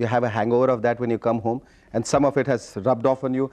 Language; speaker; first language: English; non-native, local second language; Hindi